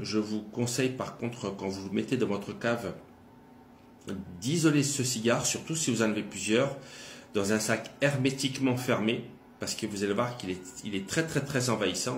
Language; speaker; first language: French; native; French